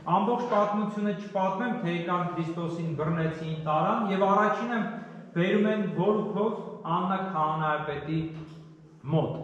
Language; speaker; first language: Armenian; native; Armenian